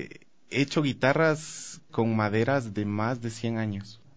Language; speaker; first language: Spanish; native; Spanish